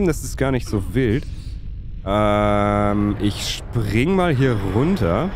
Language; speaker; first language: German; native; German